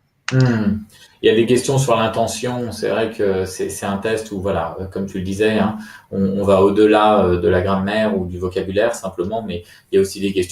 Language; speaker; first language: French; native; French